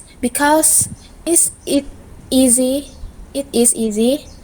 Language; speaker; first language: English; non-native, learner; Indonesian